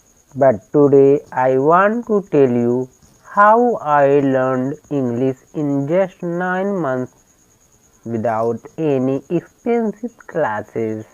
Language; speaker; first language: English; non-native, learner; Hindi